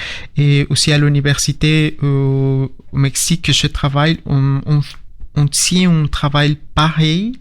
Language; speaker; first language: French; non-native, learner; Spanish